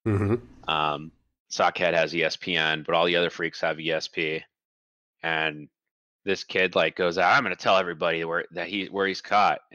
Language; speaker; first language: English; native; English